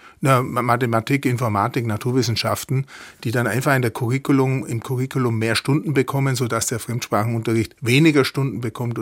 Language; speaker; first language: German; native; German